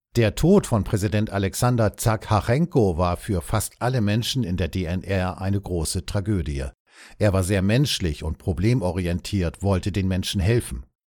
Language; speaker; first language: German; native; German